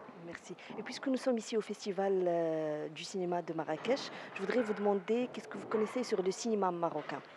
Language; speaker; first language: French; non-native, learner; English